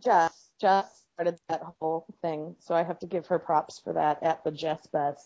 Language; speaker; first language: English; native; English